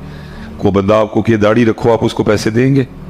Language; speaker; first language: Hindi; non-native, local second language; Punjabi